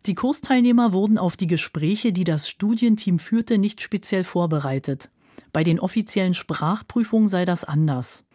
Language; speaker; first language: German; native; German